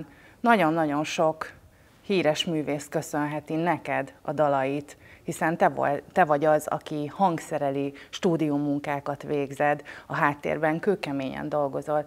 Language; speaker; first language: Hungarian; native; Hungarian